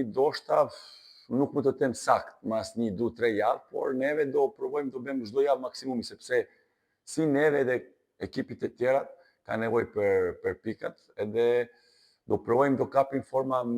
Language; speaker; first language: Albanian; non-native, fluent; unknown